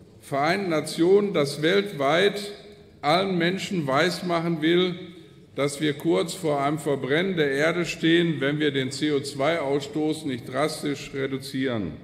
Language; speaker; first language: German; native; German